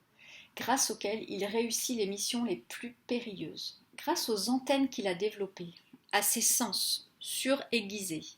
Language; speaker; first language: French; native; French